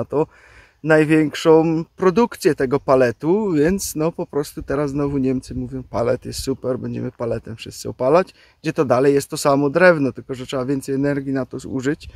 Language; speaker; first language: Polish; native; Polish